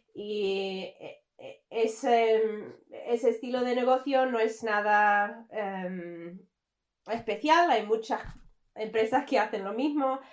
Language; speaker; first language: Spanish; early bilingual, heritage; English